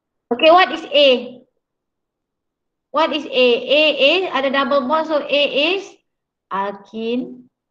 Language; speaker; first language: English; non-native, local second language; Malay